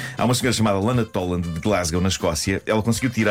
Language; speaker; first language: Portuguese; native; Portuguese